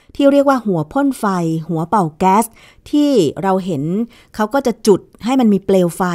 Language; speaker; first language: Thai; native; Thai